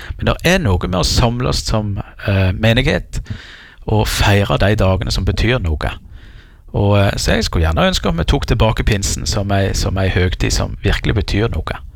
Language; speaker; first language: Norwegian; native; Norwegian